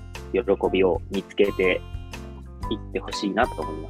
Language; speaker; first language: Japanese; native; Japanese